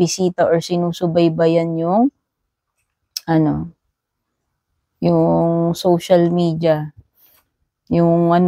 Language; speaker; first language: Filipino; native; Filipino